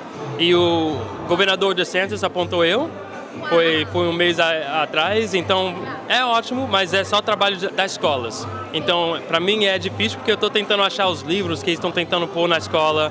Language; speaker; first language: Portuguese; early bilingual, heritage; Portuguese